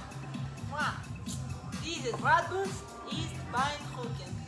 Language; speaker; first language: German; non-native, learner; French